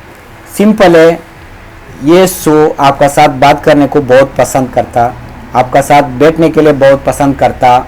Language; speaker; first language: Hindi; early bilingual, heritage; Hindi